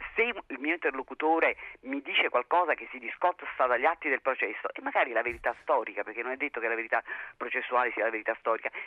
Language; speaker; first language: Italian; native; Italian